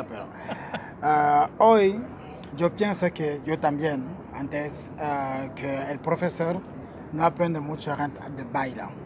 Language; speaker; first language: Spanish; non-native, learner; Portuguese